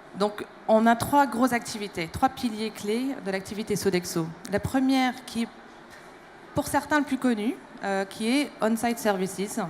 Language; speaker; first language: French; non-native, fluent; English